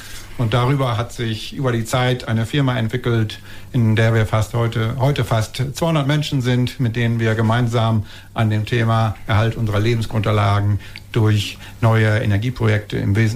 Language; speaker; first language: German; native; German